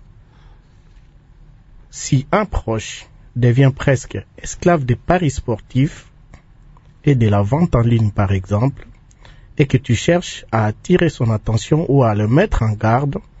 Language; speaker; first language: French; non-native, local second language; Lingala